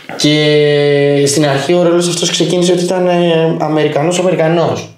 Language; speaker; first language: Greek; early bilingual, other home language; Albanian